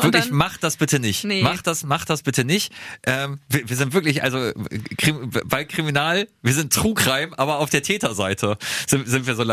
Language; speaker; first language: German; native; German